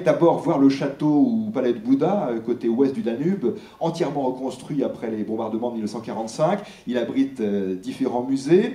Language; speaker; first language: French; native; French